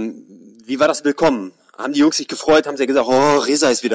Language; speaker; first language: German; native; German